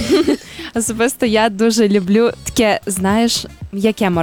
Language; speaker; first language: Ukrainian; native; Ukrainian